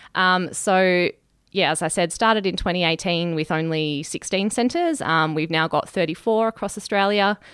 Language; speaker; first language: English; native; English